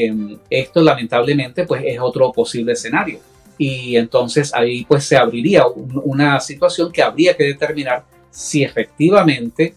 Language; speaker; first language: Spanish; native; Spanish